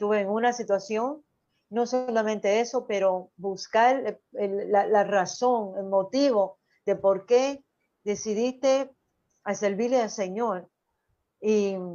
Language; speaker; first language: Spanish; early bilingual, other home language; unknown